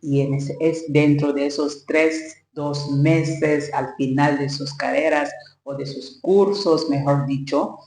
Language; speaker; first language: Spanish; non-native, learner; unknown